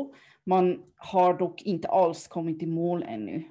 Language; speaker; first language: Swedish; non-native, fluent; German